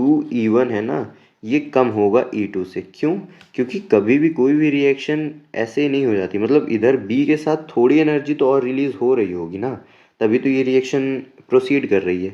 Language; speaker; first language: Hindi; native; Hindi